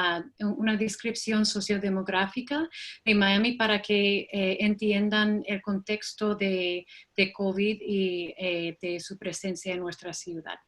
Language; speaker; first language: Spanish; non-native, fluent; English